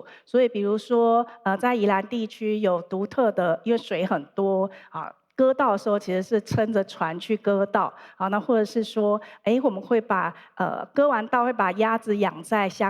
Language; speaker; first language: Chinese; native; Chinese